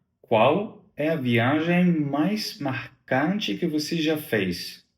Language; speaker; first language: Portuguese; non-native, learner; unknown